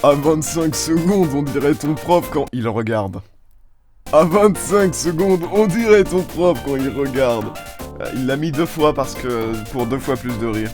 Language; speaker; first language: French; native; French